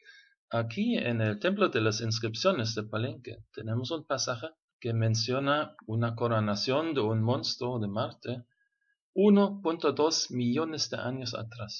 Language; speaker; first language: Spanish; non-native, fluent; German